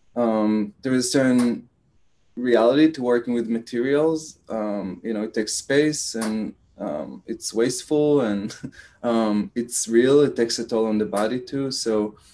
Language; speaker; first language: English; non-native, fluent; Hebrew